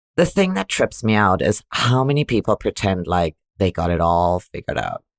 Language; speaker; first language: English; non-native, fluent; German